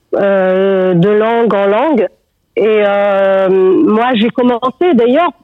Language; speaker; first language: French; non-native, local second language; Arabic